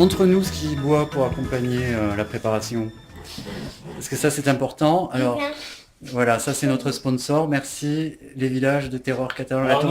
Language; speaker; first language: French; native; French